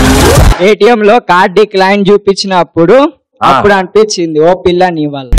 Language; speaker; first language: Telugu; native; Telugu